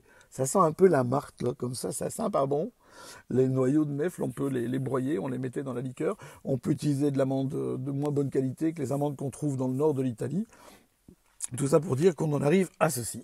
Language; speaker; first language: French; native; French